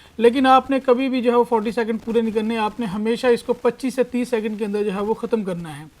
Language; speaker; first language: Urdu; non-native, local second language; Punjabi